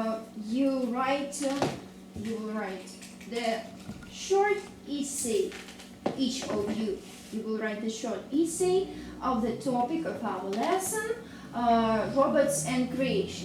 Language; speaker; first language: English; non-native, fluent; Russian